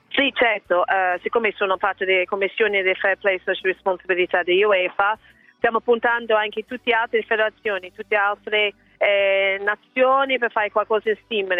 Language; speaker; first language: Italian; non-native, learner; English